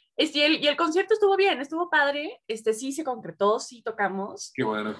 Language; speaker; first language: Spanish; native; Spanish